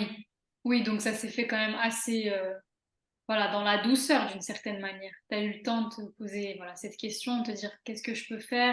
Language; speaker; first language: French; native; French